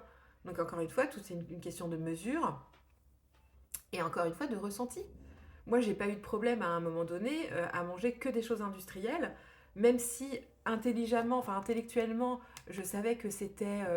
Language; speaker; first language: French; native; French